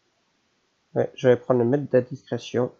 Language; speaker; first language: French; native; French